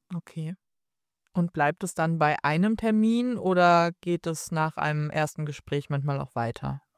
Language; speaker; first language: German; native; German